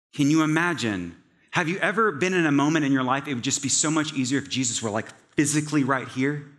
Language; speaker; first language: English; native; English